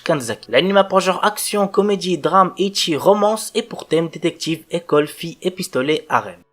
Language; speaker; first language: French; native; French